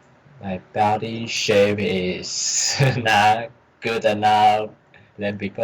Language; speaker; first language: English; non-native, learner; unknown